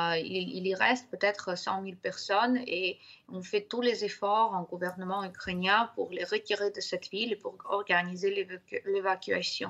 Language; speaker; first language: French; non-native, fluent; Ukrainian